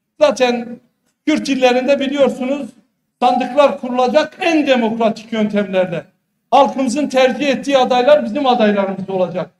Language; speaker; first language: Turkish; non-native, local second language; Kurdish